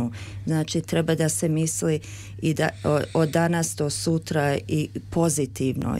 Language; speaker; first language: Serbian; early bilingual, heritage; Serbian